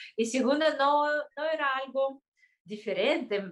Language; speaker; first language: Spanish; non-native, fluent; Kyrgyz